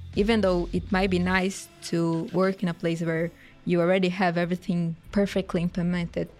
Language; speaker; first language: English; non-native, fluent; Portuguese